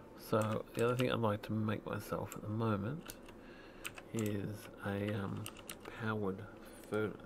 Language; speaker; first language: English; native; English